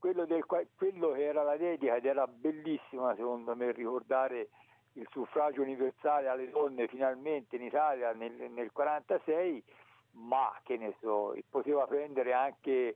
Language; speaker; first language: Italian; native; Italian